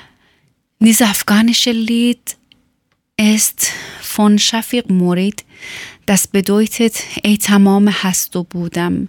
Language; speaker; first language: German; non-native, learner; Persian